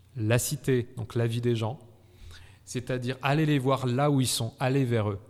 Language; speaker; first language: French; native; French